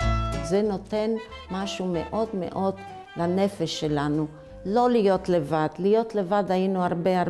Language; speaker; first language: Hebrew; early bilingual, other home language; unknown